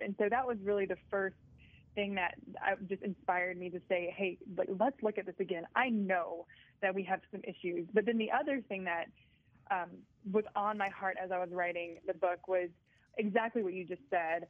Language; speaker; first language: English; native; English